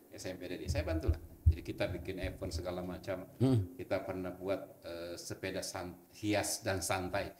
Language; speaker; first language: Indonesian; native; Indonesian